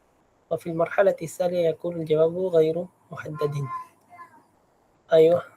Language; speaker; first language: Arabic; non-native, fluent; Filipino